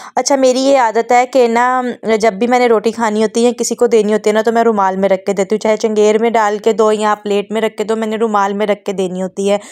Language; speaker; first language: Urdu; non-native, local second language; Punjabi